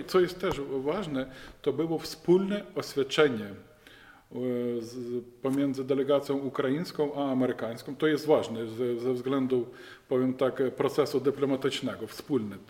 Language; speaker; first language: Polish; non-native, fluent; Ukrainian